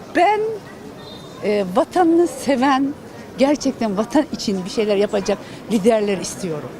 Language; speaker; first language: Turkish; native; Turkish